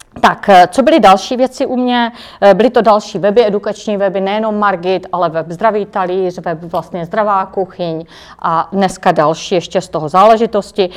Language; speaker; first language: Czech; native; Czech